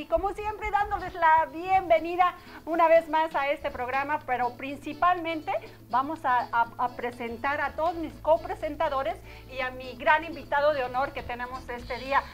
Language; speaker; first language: Spanish; native; Spanish